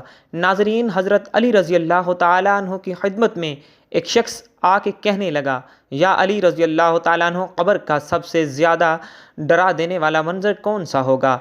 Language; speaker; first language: Urdu; native; Urdu